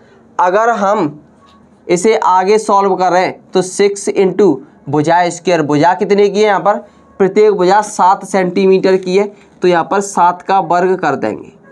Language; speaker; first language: Hindi; native; Hindi